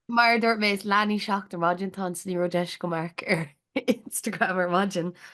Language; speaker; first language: Irish; native; Irish